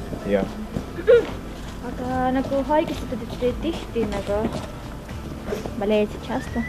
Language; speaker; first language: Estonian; non-native, local second language; Russian